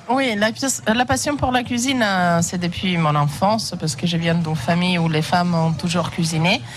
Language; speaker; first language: French; non-native, fluent; Italian